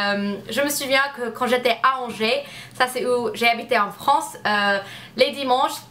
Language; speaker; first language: French; non-native, learner; English